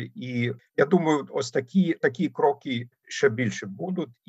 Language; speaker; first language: Ukrainian; non-native, fluent; German